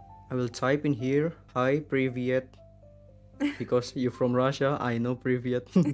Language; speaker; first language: English; non-native, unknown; Indonesian